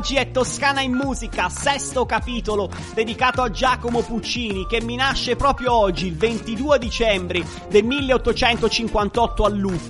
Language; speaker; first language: Italian; native; Italian